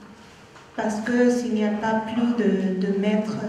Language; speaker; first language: French; non-native, fluent; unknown